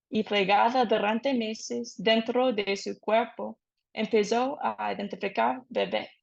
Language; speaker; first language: Spanish; non-native, fluent; English